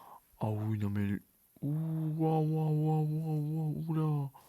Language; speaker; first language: French; native; French